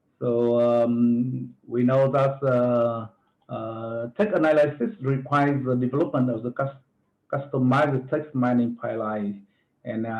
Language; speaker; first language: English; non-native, fluent; Vietnamese